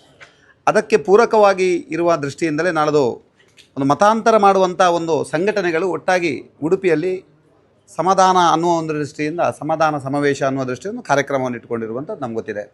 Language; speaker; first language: Kannada; native; Kannada